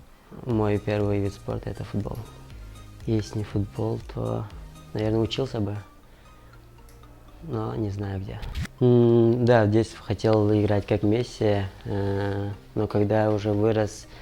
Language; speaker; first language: Russian; non-native, local second language; Kyrgyz